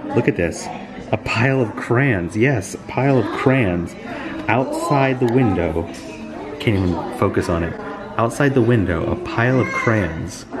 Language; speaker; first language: English; native; English